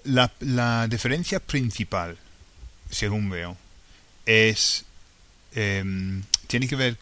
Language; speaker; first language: Spanish; non-native, fluent; English